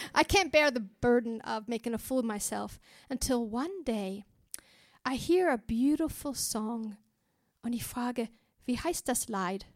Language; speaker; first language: German; non-native, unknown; English